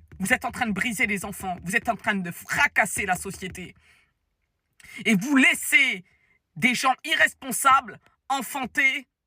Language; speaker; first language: French; native; French